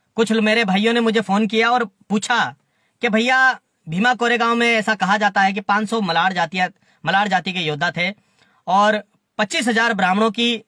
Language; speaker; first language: Hindi; native; Hindi